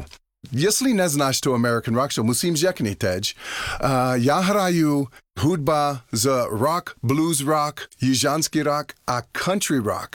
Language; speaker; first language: Czech; non-native, learner; English